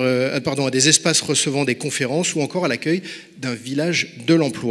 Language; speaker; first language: French; native; French